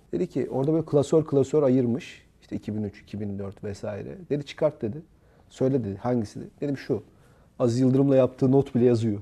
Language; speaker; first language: Turkish; native; Turkish